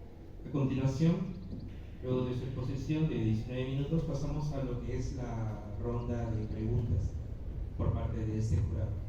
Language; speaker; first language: Spanish; native; Spanish